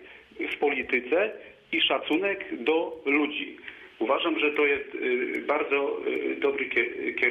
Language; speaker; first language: Polish; native; Polish